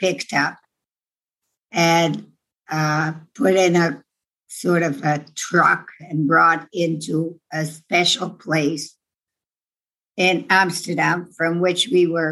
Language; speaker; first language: English; non-native, fluent; Dutch